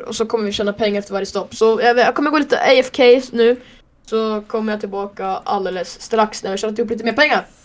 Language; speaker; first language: Swedish; native; Swedish